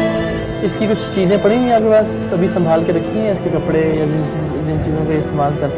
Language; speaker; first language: Urdu; native; Urdu